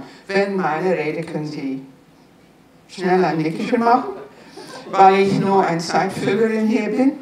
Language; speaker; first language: German; non-native, fluent; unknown